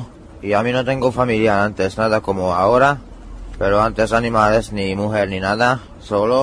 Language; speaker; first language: Spanish; non-native, learner; Hungarian